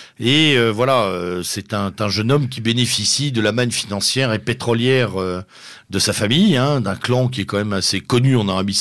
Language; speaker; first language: French; native; French